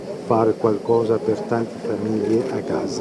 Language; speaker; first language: Italian; non-native, fluent; Arabic